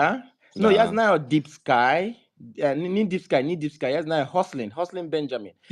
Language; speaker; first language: Russian; non-native, fluent; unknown